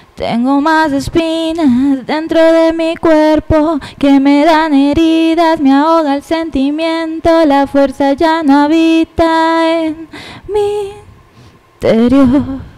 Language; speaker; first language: Spanish; native; Spanish